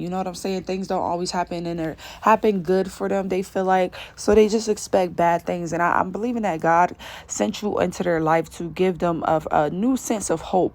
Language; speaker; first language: English; native; English